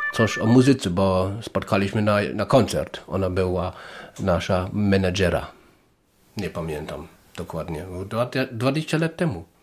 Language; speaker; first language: Polish; non-native, learner; German